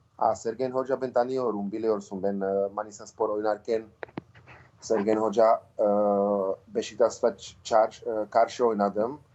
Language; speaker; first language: Turkish; non-native, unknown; Slovak